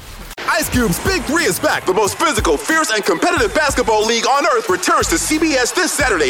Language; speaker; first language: English; native; English